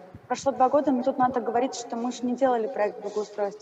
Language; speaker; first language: Russian; native; Russian